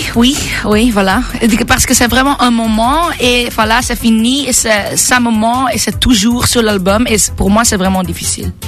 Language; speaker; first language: French; non-native, local second language; Dutch